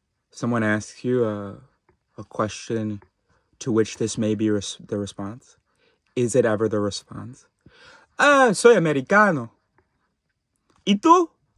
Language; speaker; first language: English; native; English